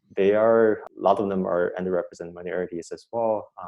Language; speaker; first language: English; non-native, fluent; Chinese